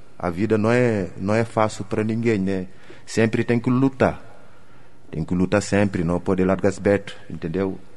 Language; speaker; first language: Portuguese; non-native, learner; Wolof